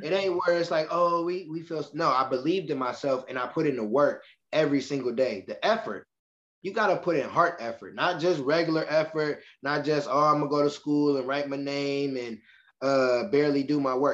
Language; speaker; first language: English; native; English